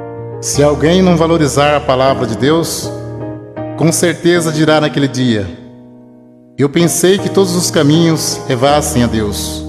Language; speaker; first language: Portuguese; native; Portuguese